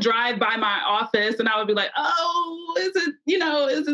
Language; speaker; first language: English; native; English